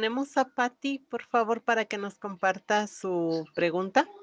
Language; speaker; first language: Spanish; native; Spanish